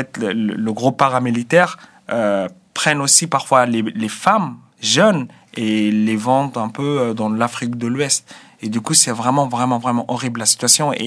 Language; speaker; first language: French; non-native, fluent; Arabic